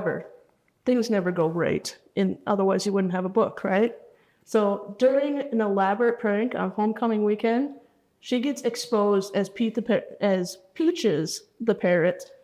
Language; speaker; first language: English; native; English